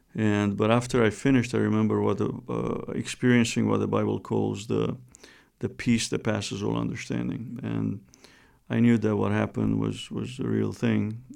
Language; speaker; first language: English; non-native, fluent; Romanian